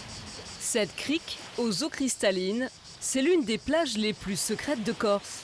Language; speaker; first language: French; native; French